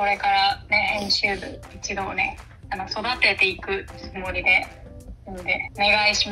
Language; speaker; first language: Japanese; native; Japanese